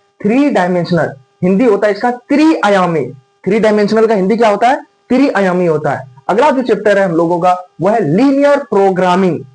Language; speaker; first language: Hindi; native; Hindi